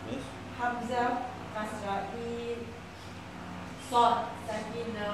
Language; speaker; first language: Arabic; non-native, learner; Malay